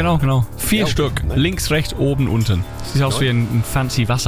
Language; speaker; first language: German; non-native, fluent; English